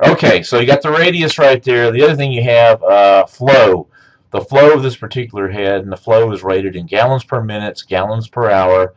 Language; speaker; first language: English; native; English